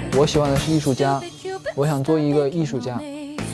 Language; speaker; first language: Chinese; native; Chinese